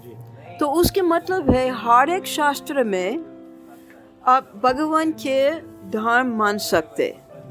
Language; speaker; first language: Hindi; non-native, learner; English